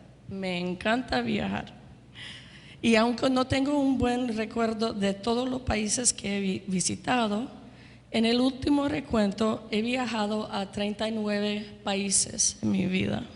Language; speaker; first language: Spanish; non-native, fluent; English